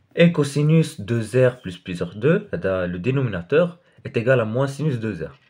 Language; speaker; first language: French; non-native, local second language; Arabic